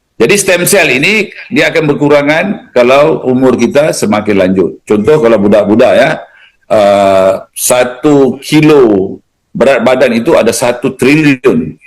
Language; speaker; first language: Malay; native; Malay